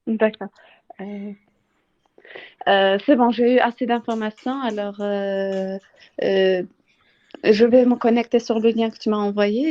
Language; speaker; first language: French; non-native, local second language; Arabic